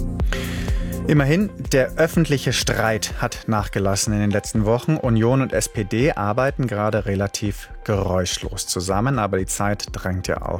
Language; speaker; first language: German; native; German